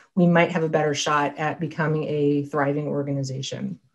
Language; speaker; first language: English; native; English